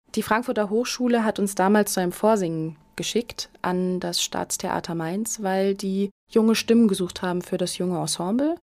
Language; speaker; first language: German; native; German